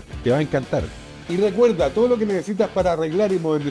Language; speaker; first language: Spanish; native; Spanish